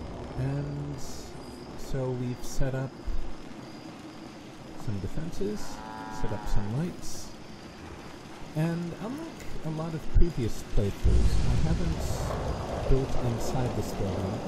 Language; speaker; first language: English; native; English